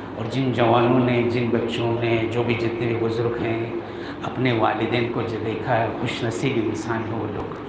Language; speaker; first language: Urdu; non-native, local second language; Kashmiri